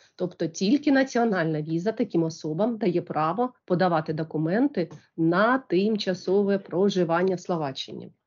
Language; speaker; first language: Ukrainian; native; Ukrainian